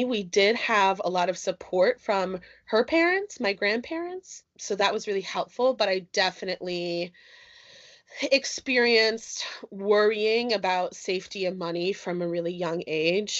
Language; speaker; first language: English; native; English